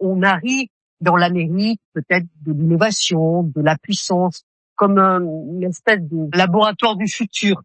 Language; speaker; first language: French; native; French